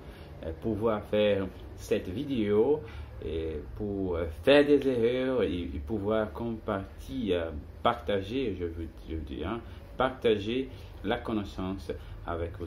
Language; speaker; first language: French; non-native, learner; Portuguese